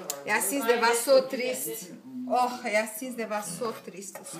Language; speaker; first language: Norwegian; non-native, fluent; Portuguese